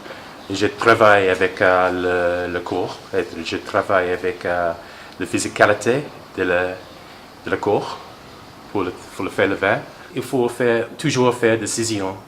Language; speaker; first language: French; non-native, learner; English